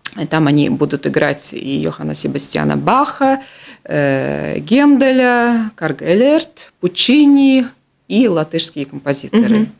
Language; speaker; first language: Russian; non-native, local second language; Latvian